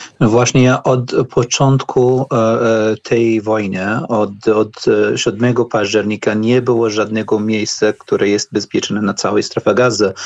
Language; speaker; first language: Polish; non-native, learner; Arabic